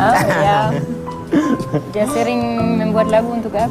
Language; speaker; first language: Indonesian; non-native, learner; French